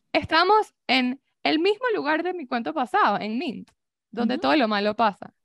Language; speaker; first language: Spanish; native; Spanish